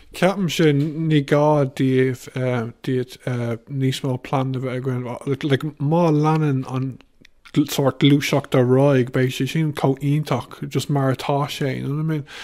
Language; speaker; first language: Irish; non-native, local second language; English